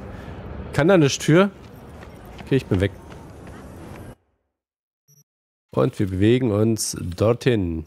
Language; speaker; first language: German; native; German